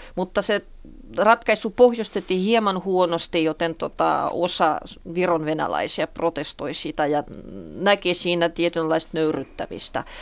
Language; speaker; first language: Finnish; non-native, fluent; Russian